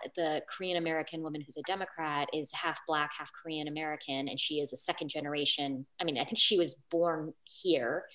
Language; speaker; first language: English; native; English